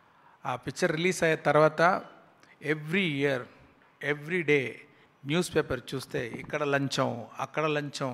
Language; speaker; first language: Telugu; non-native, learner; Tamil